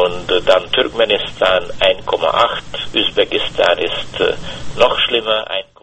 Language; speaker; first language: German; non-native, fluent; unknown